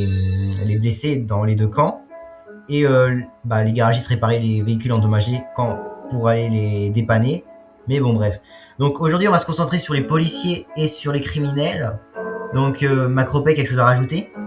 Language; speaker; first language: French; native; French